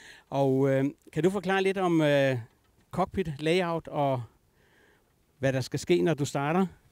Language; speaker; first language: Danish; native; Danish